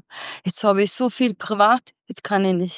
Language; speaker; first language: German; non-native, fluent; Swedish